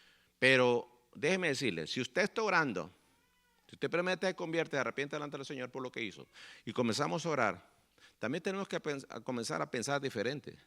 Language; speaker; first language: Spanish; native; Spanish